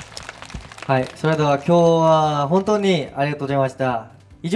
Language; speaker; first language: Japanese; non-native, learner; Korean